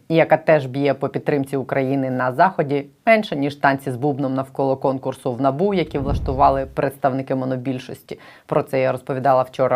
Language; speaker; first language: Ukrainian; native; Ukrainian